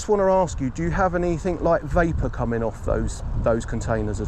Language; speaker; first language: English; native; English